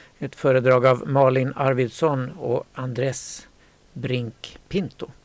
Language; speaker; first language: Swedish; native; Swedish